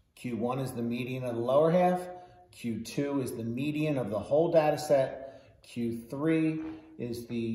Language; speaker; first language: English; native; English